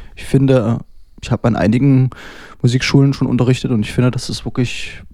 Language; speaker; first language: German; native; German